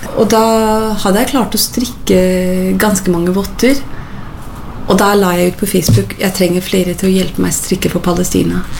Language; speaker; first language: Norwegian; non-native, fluent; English